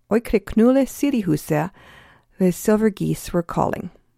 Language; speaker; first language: English; early bilingual, other home language; Ukrainian